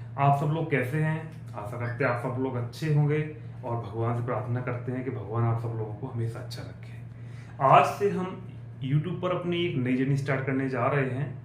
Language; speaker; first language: Hindi; native; Hindi